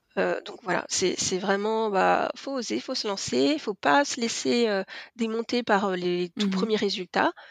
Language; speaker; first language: French; native; French